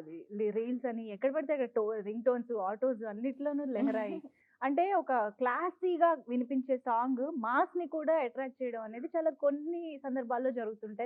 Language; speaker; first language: Telugu; native; Telugu